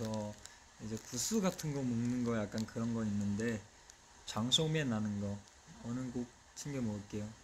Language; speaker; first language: Korean; non-native, fluent; Chinese